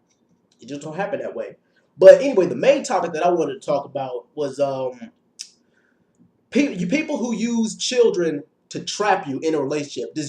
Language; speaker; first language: English; native; English